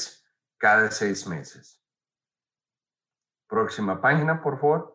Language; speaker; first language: Spanish; non-native, fluent; English